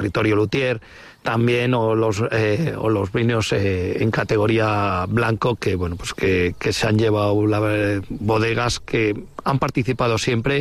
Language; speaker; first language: Spanish; native; Spanish